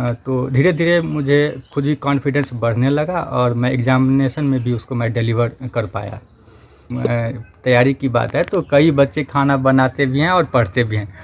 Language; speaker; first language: Hindi; non-native, local second language; Maithili